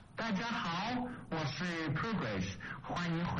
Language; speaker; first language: Chinese; non-native, learner; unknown